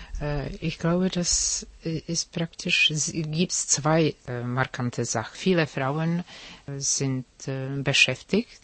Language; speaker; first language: German; non-native, fluent; Czech